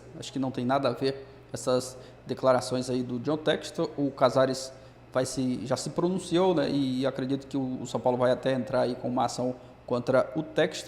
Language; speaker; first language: Portuguese; native; Portuguese